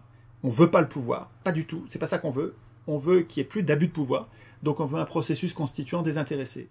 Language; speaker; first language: French; native; French